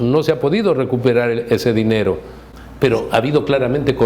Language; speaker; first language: Spanish; native; Spanish